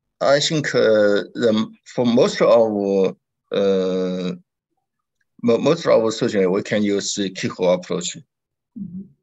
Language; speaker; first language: English; non-native, learner; Chinese